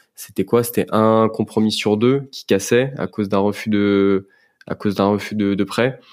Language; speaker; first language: French; native; French